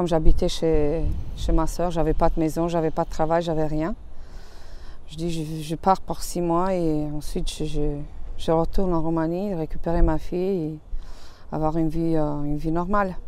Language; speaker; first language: French; non-native, fluent; Romanian